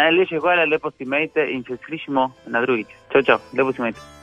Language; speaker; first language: Slovenian; non-native, fluent; Spanish